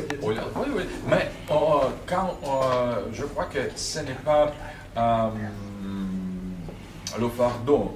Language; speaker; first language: French; non-native, fluent; Russian